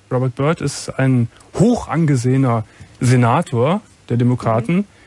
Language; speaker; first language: German; native; German